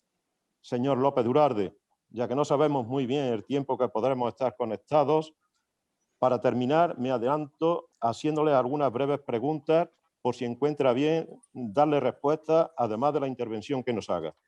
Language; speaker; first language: Spanish; native; Spanish